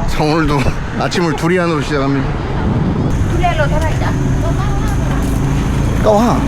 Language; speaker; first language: Korean; native; Korean